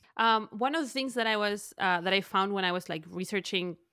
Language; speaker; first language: English; non-native, fluent; Spanish